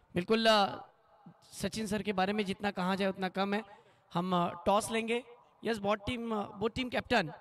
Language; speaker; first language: Hindi; non-native, local second language; Marathi